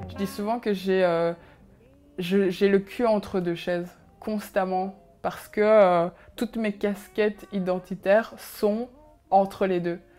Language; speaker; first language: French; early bilingual, other home language; Kinyarwanda